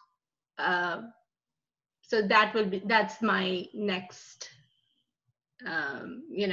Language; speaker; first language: English; non-native, local second language; Hindi